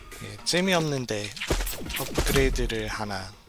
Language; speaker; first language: Korean; non-native, learner; English